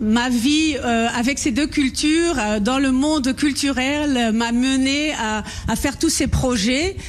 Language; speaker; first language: French; non-native, local second language; Dutch